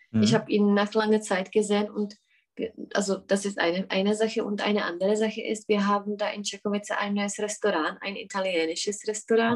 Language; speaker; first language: German; non-native, fluent; Czech